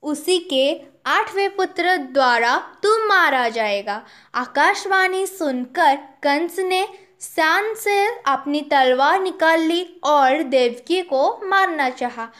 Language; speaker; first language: Hindi; non-native, local second language; Odia